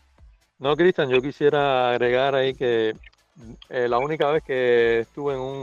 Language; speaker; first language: Spanish; native; Spanish